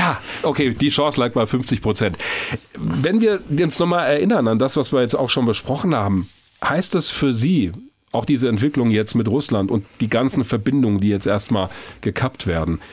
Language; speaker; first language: German; native; German